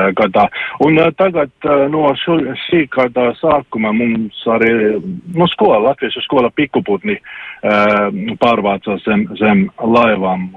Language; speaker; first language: Latvian; non-native, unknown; Finnish